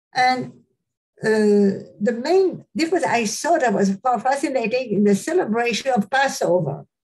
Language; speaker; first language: English; non-native, fluent; French